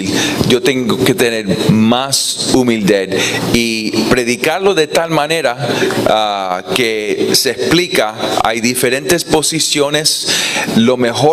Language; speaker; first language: Spanish; non-native, fluent; English